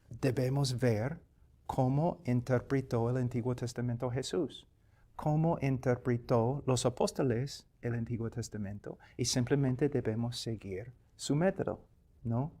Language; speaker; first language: Spanish; non-native, fluent; English